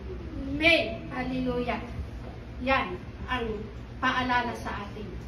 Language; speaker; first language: Filipino; non-native, local second language; Iloko